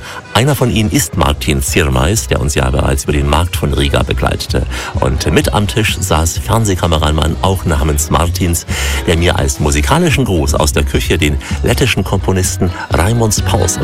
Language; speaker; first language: German; native; German